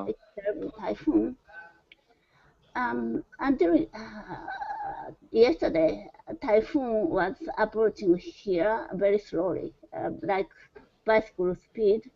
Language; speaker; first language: English; non-native, learner; Japanese